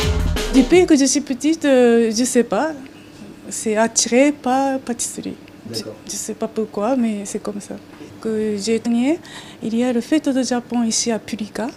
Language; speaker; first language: French; non-native, learner; Japanese